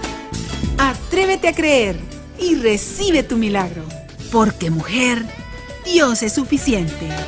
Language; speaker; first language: Spanish; native; Spanish